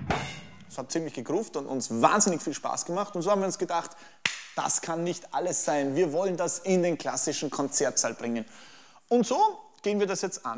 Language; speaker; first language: German; native; German